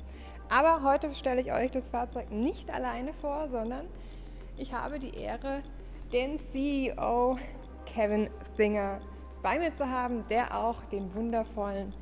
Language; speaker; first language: German; native; German